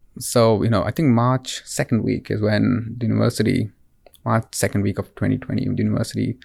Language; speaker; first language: English; non-native, local second language; Kannada